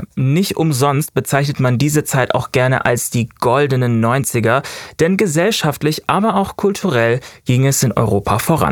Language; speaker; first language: German; native; German